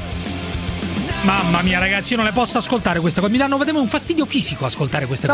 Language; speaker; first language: Italian; native; Italian